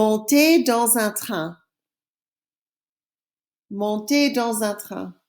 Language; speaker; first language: French; non-native, fluent; English